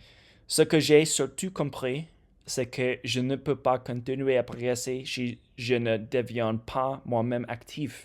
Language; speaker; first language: French; non-native, learner; English